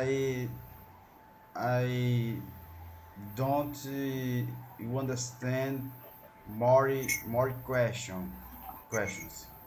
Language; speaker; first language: English; non-native, learner; Portuguese